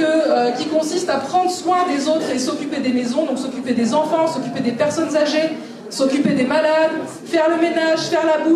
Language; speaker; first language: French; native; French